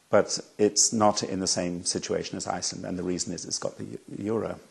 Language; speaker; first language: English; native; English